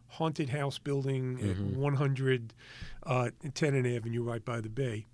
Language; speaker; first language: English; native; English